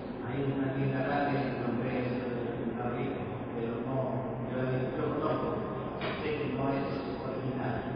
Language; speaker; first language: Spanish; non-native, learner; Chinese